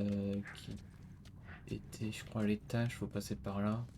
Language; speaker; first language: French; native; French